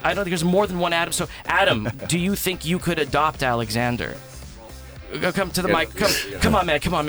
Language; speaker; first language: English; native; English